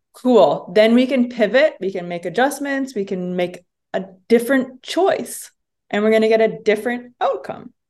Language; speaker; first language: English; native; English